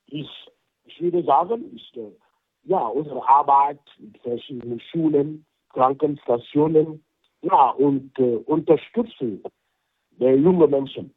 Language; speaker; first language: German; non-native, fluent; French